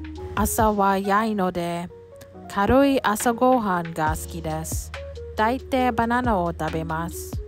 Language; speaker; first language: Japanese; non-native, learner; English